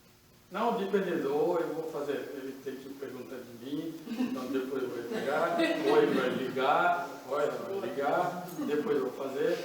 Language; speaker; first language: Portuguese; non-native, learner; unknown